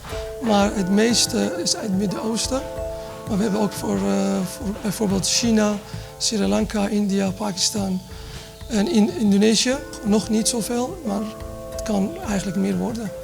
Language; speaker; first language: Dutch; early bilingual, other home language; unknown